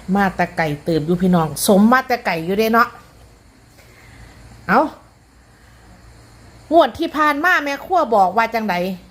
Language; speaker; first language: Thai; native; Thai